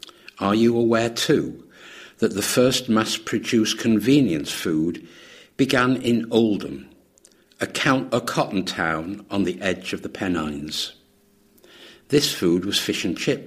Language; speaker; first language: English; native; English